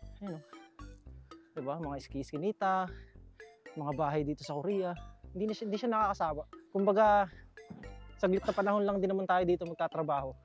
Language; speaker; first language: Filipino; native; Filipino